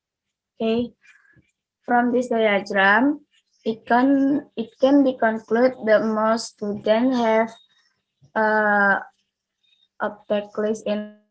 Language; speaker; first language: English; non-native, learner; Indonesian